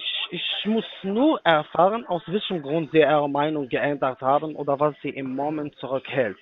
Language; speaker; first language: German; non-native, fluent; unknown